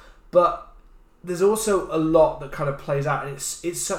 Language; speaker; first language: English; native; English